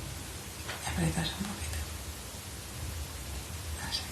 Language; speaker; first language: Spanish; native; Spanish